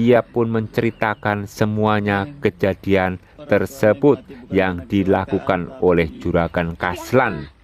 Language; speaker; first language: Indonesian; native; Indonesian